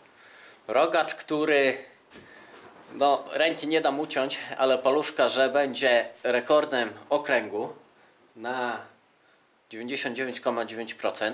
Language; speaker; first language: Polish; native; Polish